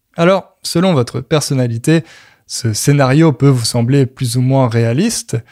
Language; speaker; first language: French; native; French